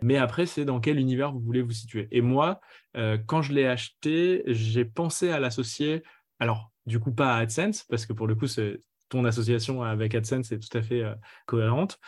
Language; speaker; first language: French; native; French